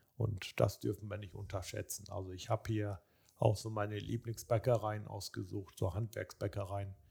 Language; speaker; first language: German; early bilingual, other home language; Turkish